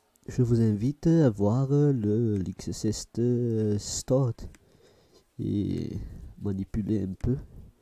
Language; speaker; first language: French; non-native, fluent; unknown